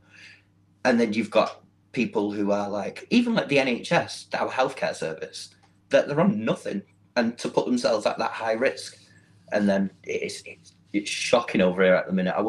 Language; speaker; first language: English; native; English